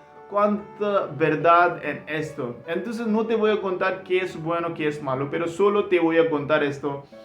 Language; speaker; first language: Spanish; non-native, learner; Hindi